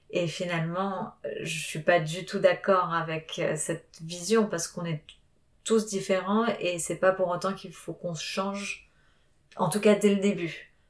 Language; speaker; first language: French; non-native, fluent; Spanish